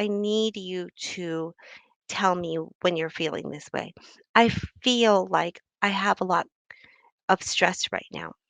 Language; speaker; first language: English; native; English